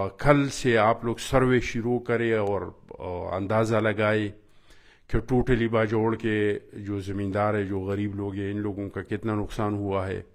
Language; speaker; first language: Urdu; non-native, local second language; Pashto